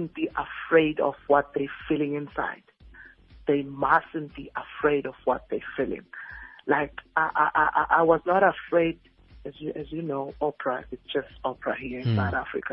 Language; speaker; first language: English; non-native, local second language; Zulu